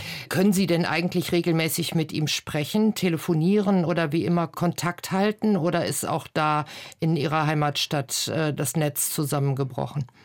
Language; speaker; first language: German; native; German